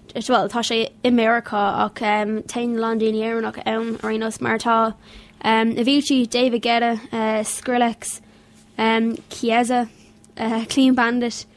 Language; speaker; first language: Irish; non-native, local second language; English